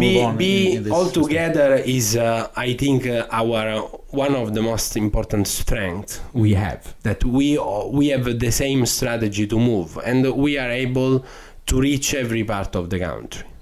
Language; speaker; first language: English; non-native, fluent; Italian